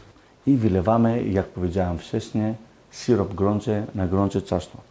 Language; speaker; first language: Polish; non-native, fluent; Greek